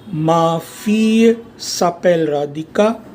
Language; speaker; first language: French; non-native, learner; Hindi